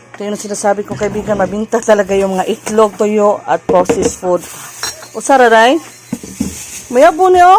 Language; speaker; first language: Filipino; non-native, local second language; Cebuano